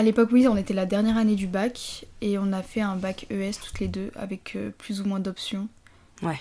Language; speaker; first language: French; native; French